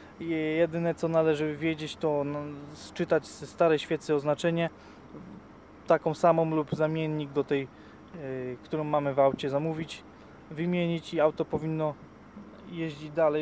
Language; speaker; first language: Polish; native; Polish